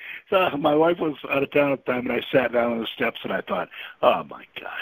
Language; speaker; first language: English; native; English